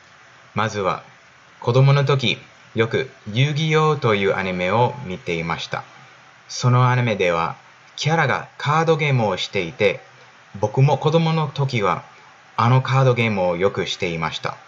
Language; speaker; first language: Japanese; non-native, fluent; English